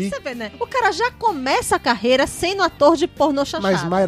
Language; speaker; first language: Portuguese; native; Portuguese